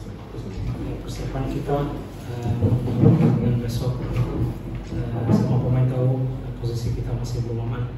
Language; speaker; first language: Indonesian; non-native, fluent; Portuguese